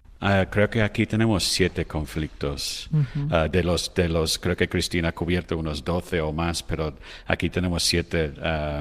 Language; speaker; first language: Spanish; non-native, fluent; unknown